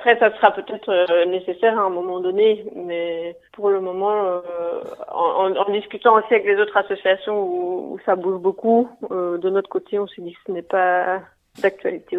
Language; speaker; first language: French; native; French